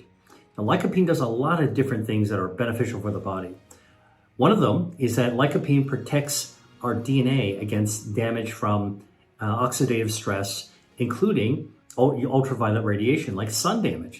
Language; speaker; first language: English; native; English